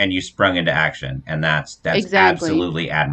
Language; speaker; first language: English; native; English